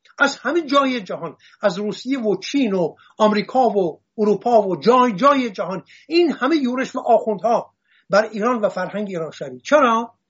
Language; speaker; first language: Persian; non-native, local second language; Assyrian Neo-Aramaic